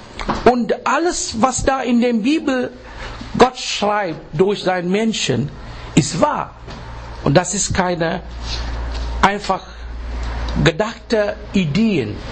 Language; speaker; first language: German; non-native, learner; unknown